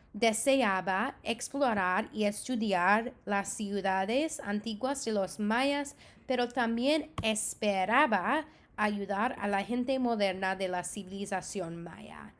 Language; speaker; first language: Spanish; non-native, fluent; English